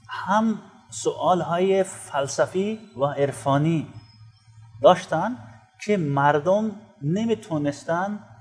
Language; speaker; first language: Persian; non-native, fluent; Urdu